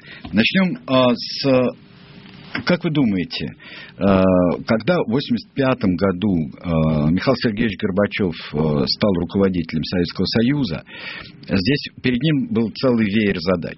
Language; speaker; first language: Russian; native; Russian